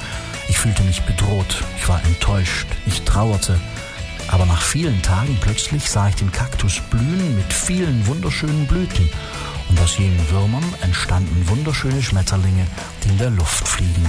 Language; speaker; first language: German; native; German